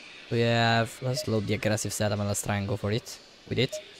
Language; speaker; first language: English; non-native, fluent; Italian